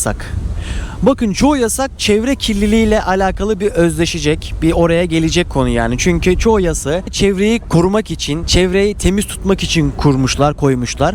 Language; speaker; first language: Turkish; native; Turkish